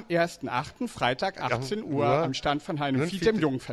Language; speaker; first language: German; native; German